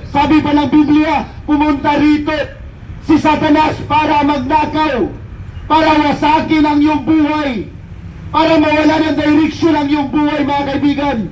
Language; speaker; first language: Filipino; non-native, local second language; Cebuano